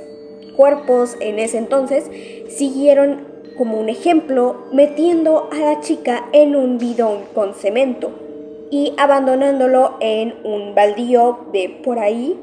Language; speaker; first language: Spanish; native; Spanish